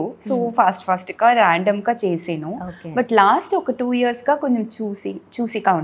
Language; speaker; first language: Telugu; non-native, learner; Tamil